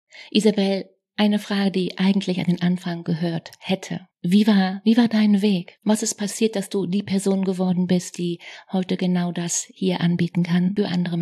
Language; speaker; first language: German; native; German